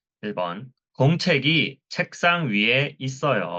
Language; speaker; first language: Korean; non-native, learner; Thai